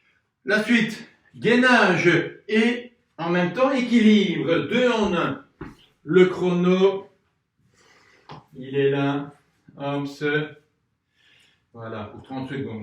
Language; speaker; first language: French; native; French